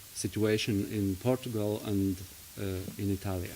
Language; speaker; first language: English; non-native, learner; Latvian